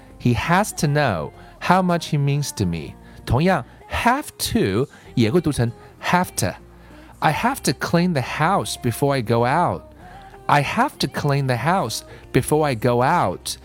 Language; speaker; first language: English; non-native, fluent; Chinese